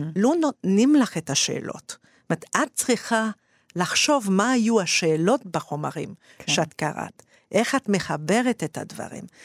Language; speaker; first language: Hebrew; non-native, fluent; French